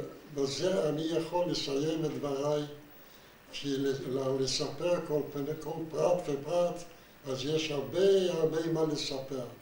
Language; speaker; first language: Hebrew; non-native, fluent; Yiddish